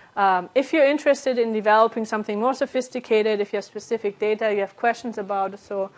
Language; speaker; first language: English; non-native, fluent; German